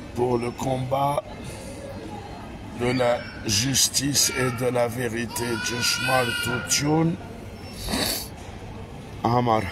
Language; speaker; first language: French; native; French